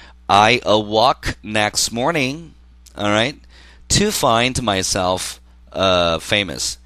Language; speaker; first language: English; non-native, fluent; Korean